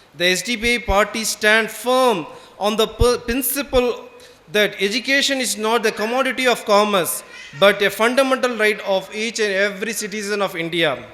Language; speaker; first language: English; non-native, local second language; Tamil